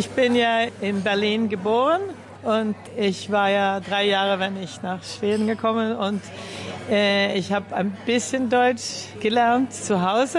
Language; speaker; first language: German; early bilingual, heritage; Swedish